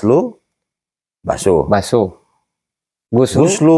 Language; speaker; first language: Indonesian; native; Indonesian